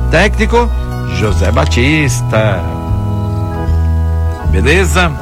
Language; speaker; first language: Portuguese; native; Portuguese